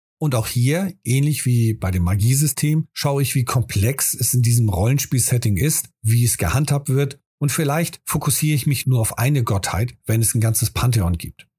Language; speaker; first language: German; native; German